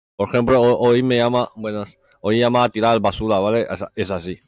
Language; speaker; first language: Spanish; non-native, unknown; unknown